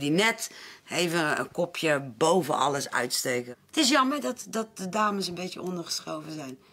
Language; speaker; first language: Dutch; native; Dutch